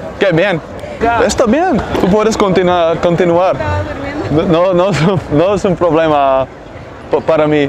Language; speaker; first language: Spanish; non-native, learner; Dutch